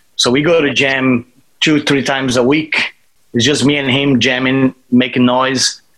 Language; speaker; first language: English; non-native, fluent; Portuguese